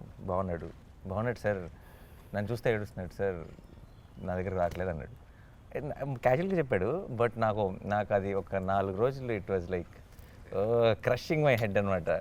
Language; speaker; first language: Telugu; native; Telugu